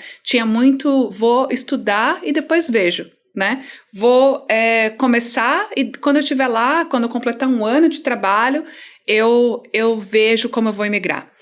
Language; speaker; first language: Portuguese; native; Portuguese